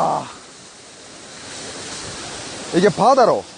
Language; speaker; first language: Korean; native; Korean